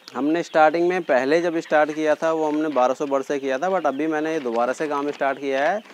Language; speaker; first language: Hindi; native; Hindi